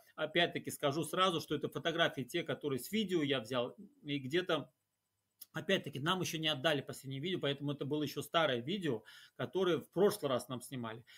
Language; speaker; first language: Russian; native; Russian